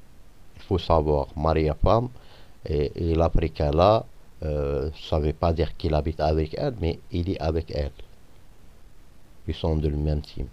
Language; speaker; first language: French; non-native, fluent; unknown